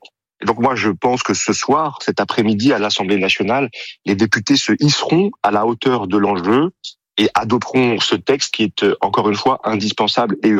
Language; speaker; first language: French; native; French